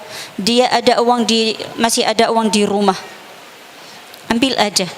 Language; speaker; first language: Indonesian; non-native, learner; Arabic